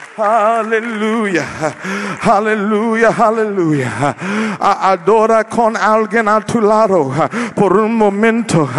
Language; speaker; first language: Spanish; non-native, learner; English